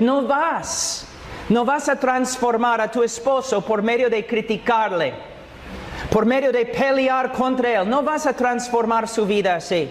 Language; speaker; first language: Spanish; non-native, fluent; English